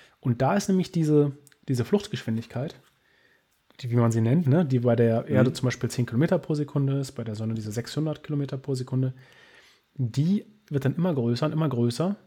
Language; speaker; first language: German; native; German